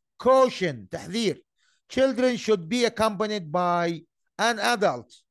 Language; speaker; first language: English; non-native, fluent; Arabic